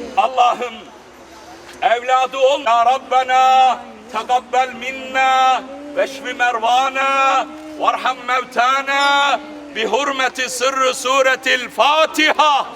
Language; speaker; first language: Turkish; native; Turkish